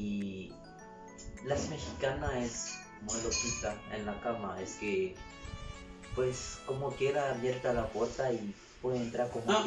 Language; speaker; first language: Spanish; non-native, learner; Haitian Creole